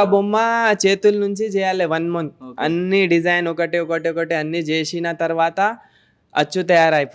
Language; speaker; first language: Telugu; non-native, local second language; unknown